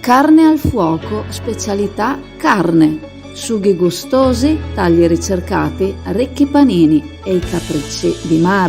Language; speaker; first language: Italian; native; Italian